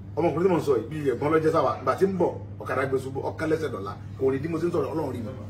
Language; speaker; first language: Yoruba; native; Yoruba